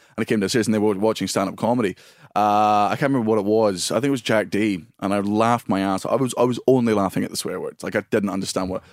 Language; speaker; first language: English; native; English